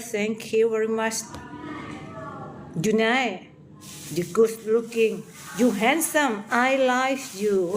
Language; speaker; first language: English; non-native, learner; Thai